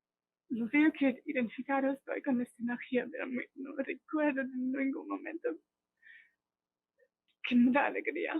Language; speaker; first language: Spanish; non-native, fluent; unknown